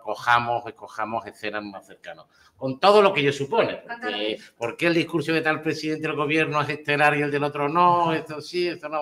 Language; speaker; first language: Spanish; native; Spanish